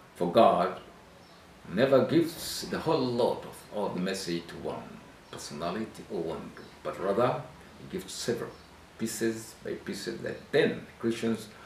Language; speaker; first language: English; non-native, local second language; Swahili